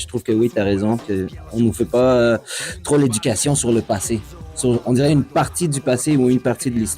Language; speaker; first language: French; non-native, fluent; Spanish